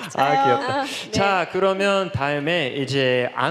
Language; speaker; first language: Korean; non-native, fluent; Russian